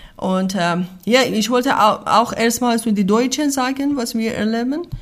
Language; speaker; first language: German; non-native, learner; Persian